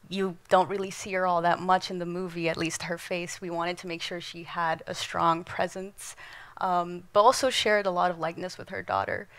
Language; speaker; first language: English; non-native, fluent; Indonesian